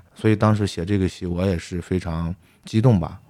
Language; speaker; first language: Chinese; native; Chinese